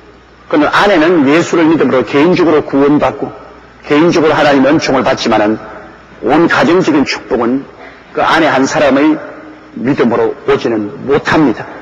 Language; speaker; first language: Korean; native; Korean